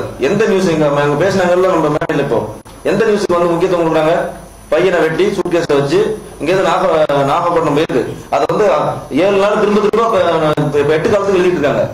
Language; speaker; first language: Tamil; native; Tamil